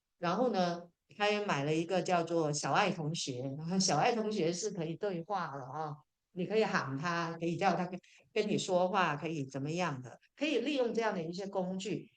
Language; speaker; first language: Chinese; native; Chinese